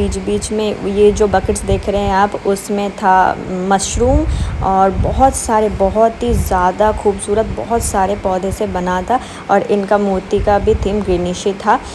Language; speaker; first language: Hindi; non-native, local second language; Bangla